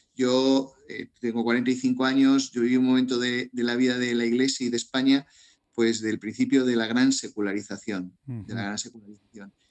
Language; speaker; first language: Spanish; native; Spanish